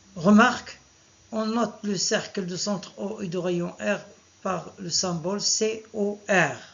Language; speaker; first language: French; non-native, local second language; Arabic